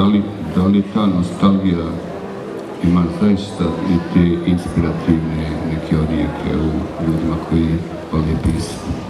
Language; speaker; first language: Bosnian; native; Bosnian